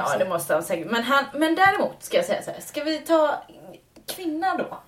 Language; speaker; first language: Swedish; native; Swedish